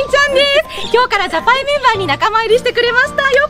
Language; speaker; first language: Japanese; native; Japanese